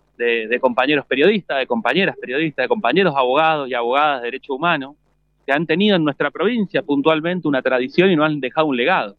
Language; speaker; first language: Spanish; native; Spanish